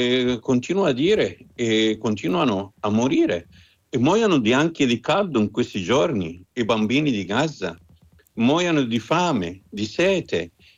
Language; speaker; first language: Italian; non-native, fluent; Arabic